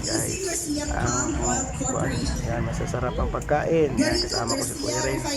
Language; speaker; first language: Filipino; non-native, local second language; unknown